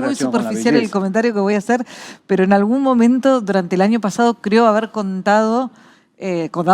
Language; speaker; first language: Spanish; native; Spanish